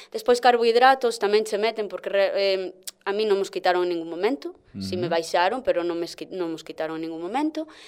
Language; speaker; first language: Galician; native; Galician